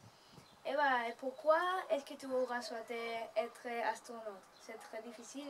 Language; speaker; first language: French; non-native, learner; Spanish